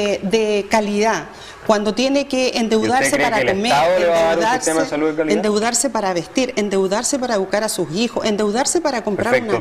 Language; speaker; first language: Spanish; native; Spanish